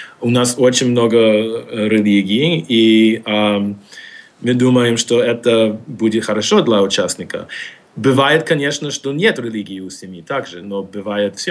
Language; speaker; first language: Russian; non-native, fluent; English